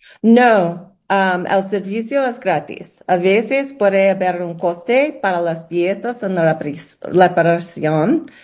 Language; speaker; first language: Spanish; non-native, learner; English